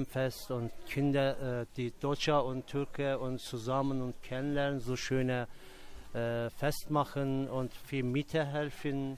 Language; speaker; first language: German; non-native, local second language; Turkish